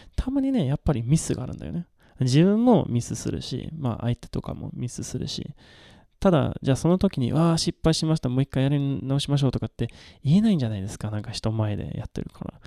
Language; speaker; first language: Japanese; non-native, fluent; Swedish